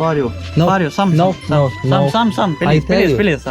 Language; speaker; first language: English; non-native, learner; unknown